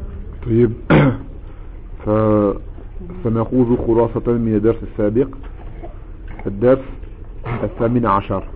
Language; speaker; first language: Arabic; non-native, fluent; French